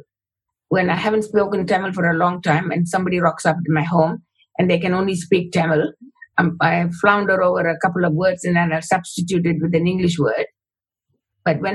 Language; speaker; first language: English; non-native, local second language; Tamil